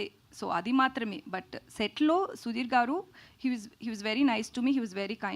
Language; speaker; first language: Telugu; non-native, learner; Tamil